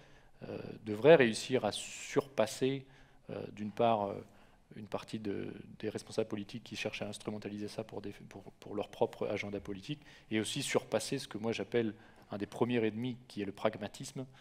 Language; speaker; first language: French; native; French